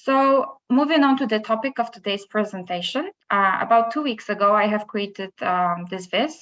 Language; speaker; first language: English; non-native, fluent; Polish